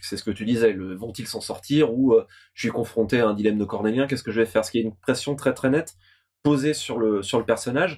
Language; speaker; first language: French; native; French